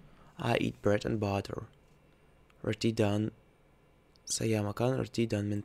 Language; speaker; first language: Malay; non-native, learner; Russian